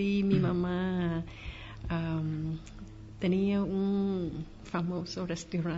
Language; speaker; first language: Spanish; non-native, learner; Vietnamese